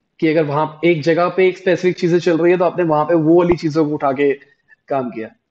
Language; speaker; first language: Hindi; native; Hindi